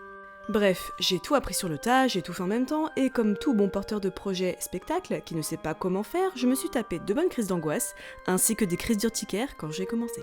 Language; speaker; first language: French; native; French